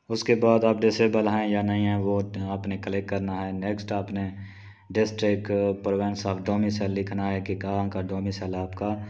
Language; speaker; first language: Urdu; non-native, local second language; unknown